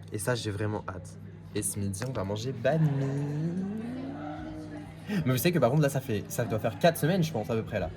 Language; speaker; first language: French; native; French